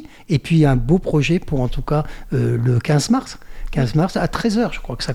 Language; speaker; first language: French; native; French